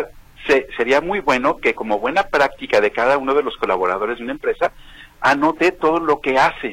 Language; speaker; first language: Spanish; native; Spanish